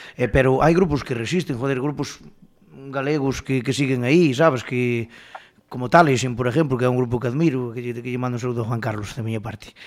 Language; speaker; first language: Galician; native; Galician